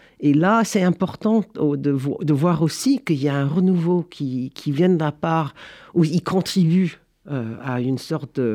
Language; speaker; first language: French; non-native, fluent; English